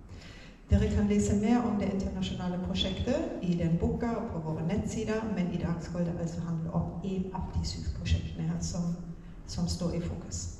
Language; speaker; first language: Norwegian; non-native, fluent; German